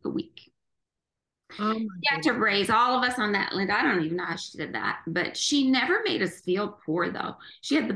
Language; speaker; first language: English; native; English